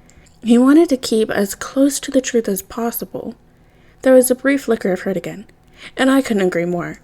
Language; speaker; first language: English; native; English